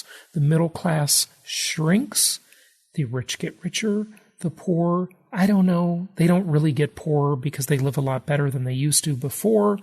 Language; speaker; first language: English; native; English